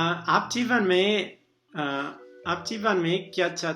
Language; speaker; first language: Hindi; non-native, learner; Portuguese